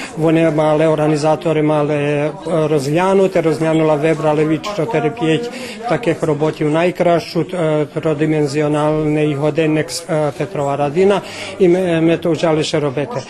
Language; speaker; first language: Ukrainian; early bilingual, heritage; Ukrainian